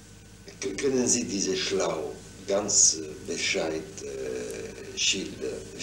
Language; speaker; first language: German; non-native, fluent; French